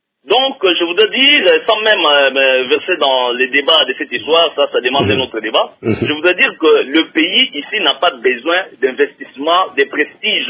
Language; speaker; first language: French; non-native, local second language; Lingala